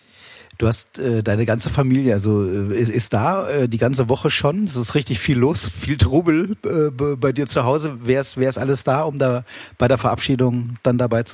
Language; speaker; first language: German; native; German